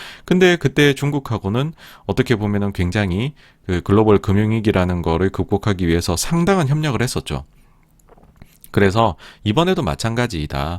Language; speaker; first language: Korean; native; Korean